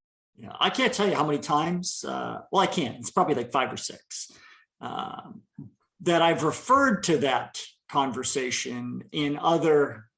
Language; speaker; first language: English; native; English